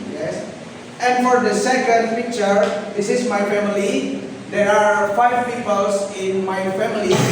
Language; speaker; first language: English; non-native, learner; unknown